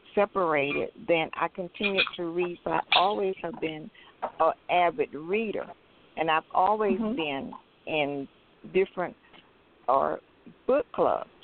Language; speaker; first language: English; native; English